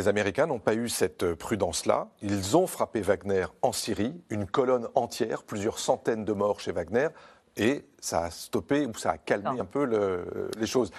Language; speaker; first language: French; native; French